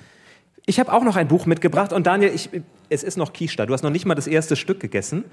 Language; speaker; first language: German; native; German